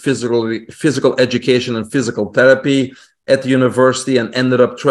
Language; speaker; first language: English; non-native, fluent; Dutch